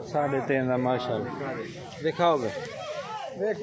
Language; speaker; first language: Urdu; non-native, local second language; Punjabi